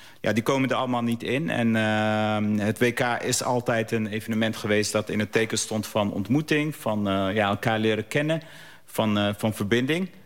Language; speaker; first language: Dutch; early bilingual, other home language; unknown